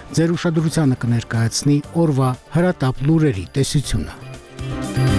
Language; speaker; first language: Armenian; native; Armenian